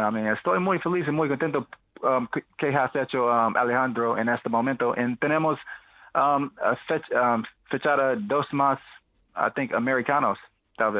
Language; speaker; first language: Spanish; non-native, learner; English